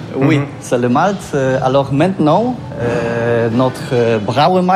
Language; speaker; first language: French; non-native, learner; Polish